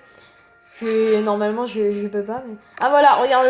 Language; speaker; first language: French; native; French